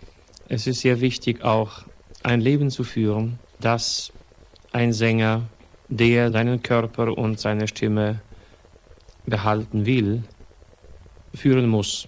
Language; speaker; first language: German; non-native, fluent; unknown